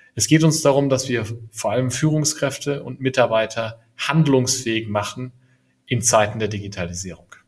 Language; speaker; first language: German; native; German